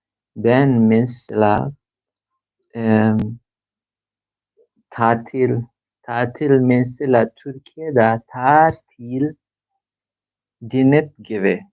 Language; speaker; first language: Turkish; non-native, learner; Filipino